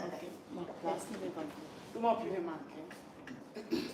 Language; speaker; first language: Dutch; non-native, fluent; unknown